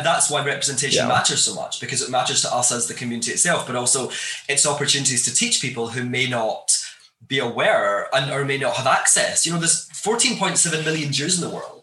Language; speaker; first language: English; native; English